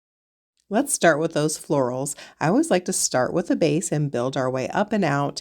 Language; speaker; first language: English; native; English